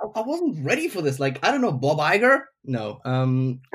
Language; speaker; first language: English; non-native, fluent; Ukrainian